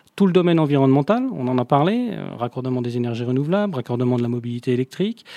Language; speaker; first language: French; native; French